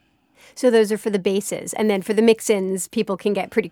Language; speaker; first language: English; native; English